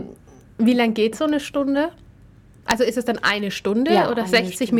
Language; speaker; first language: German; native; German